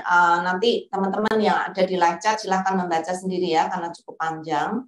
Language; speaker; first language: Indonesian; native; Indonesian